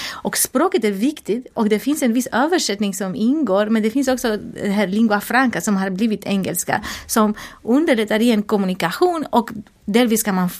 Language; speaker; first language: Swedish; non-native, fluent; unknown